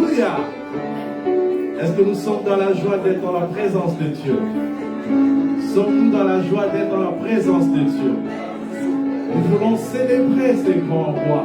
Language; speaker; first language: French; non-native, local second language; Lingala